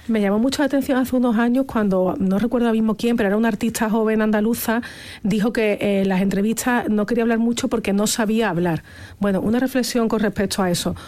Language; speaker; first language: Spanish; native; Spanish